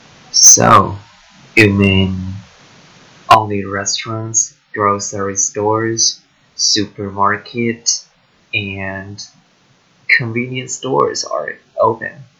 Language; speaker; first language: English; non-native, fluent; Chinese